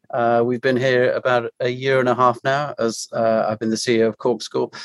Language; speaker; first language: English; native; English